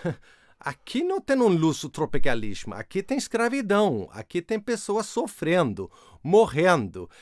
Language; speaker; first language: Portuguese; non-native, fluent; Swedish